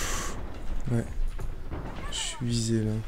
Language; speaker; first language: French; native; French